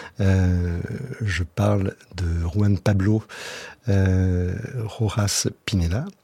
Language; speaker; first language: French; native; French